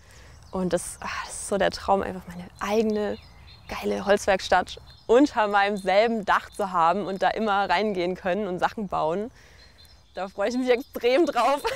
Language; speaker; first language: German; native; German